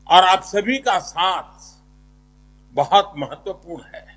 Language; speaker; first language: Hindi; non-native, local second language; Gujarati